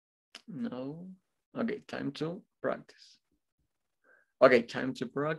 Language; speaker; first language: English; non-native, fluent; Spanish